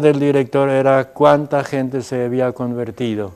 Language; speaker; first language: Spanish; non-native, local second language; Plautdietsch